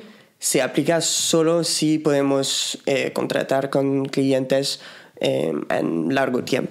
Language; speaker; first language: Spanish; non-native, fluent; French